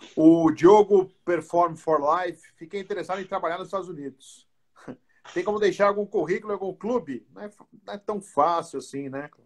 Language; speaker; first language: Portuguese; native; Portuguese